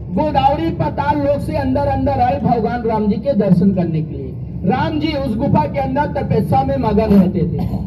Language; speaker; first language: Hindi; native; Hindi